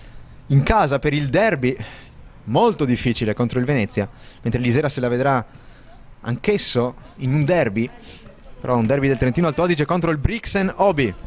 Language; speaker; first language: Italian; native; Italian